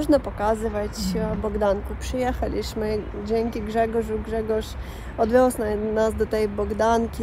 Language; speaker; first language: Polish; non-native, learner; Russian